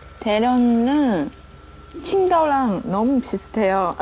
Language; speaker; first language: Korean; non-native, learner; Chinese